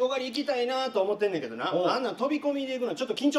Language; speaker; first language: Japanese; native; Japanese